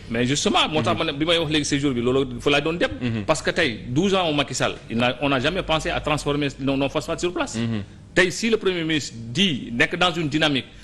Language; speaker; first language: Wolof; non-native, local second language; Fula